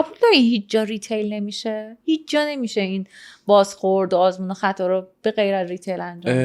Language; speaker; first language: Persian; native; Persian